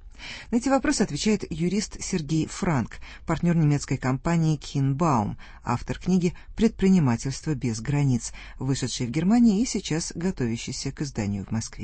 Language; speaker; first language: Russian; native; Russian